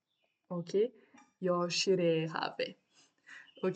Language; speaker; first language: Persian; non-native, learner; French